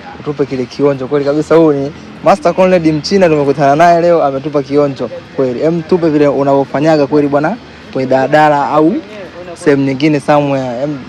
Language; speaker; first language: Swahili; native; Swahili